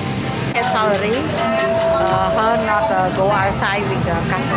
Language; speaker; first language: English; non-native, learner; Khmer